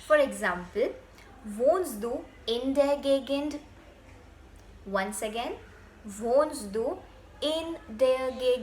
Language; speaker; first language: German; non-native, learner; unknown